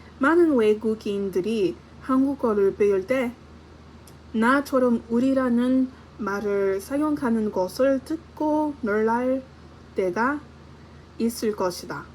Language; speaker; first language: Korean; non-native, learner; English